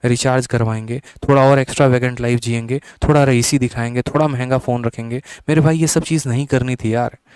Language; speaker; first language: Hindi; native; Hindi